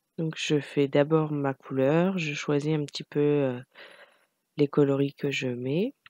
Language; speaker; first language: French; native; French